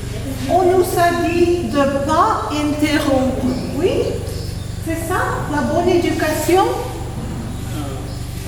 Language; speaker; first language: French; non-native, fluent; Spanish